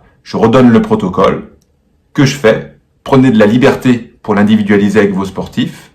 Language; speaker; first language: French; native; French